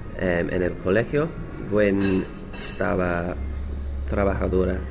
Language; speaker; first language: Spanish; non-native, learner; English